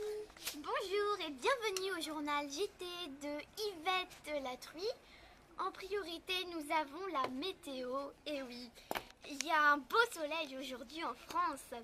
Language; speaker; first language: French; native; French